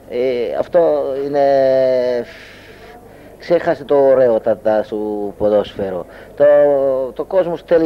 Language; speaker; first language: Greek; non-native, learner; Hungarian